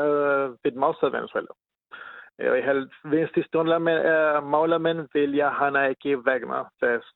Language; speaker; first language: Icelandic; non-native, learner; Spanish